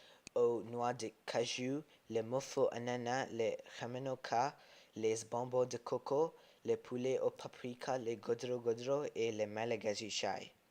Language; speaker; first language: French; non-native, learner; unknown